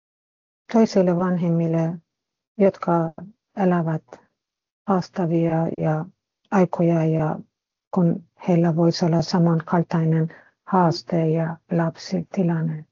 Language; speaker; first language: Finnish; non-native, fluent; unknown